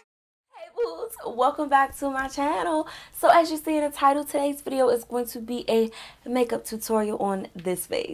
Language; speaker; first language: English; native; English